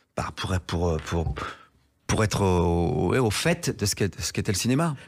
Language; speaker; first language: French; native; French